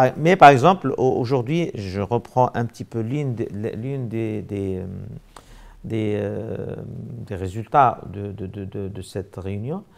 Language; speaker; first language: French; non-native, local second language; Arabic